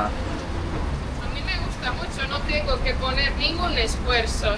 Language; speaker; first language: Spanish; non-native, fluent; Estonian